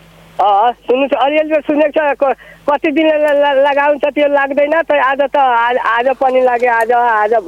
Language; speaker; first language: Nepali; non-native, local second language; Bhojpuri